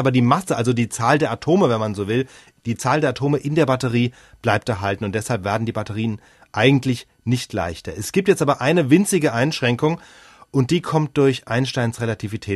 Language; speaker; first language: German; native; German